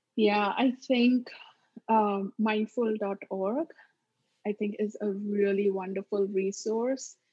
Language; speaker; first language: English; non-native, local second language; Marathi